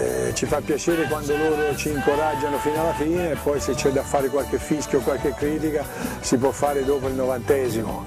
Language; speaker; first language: Italian; native; Italian